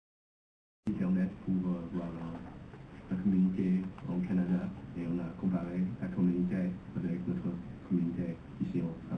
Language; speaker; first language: French; non-native, learner; English